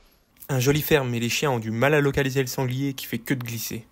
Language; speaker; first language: French; native; French